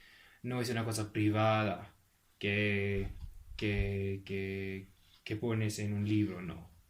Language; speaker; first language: Spanish; non-native, fluent; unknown